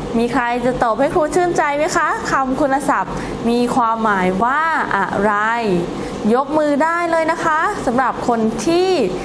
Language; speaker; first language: Thai; non-native, local second language; Northern Khmer